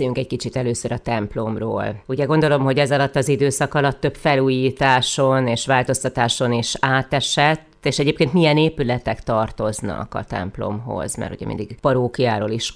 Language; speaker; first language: Hungarian; native; Hungarian